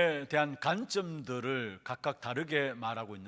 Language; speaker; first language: Korean; native; Korean